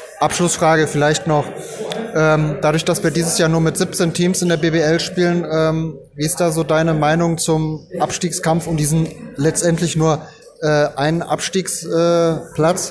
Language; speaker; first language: German; native; German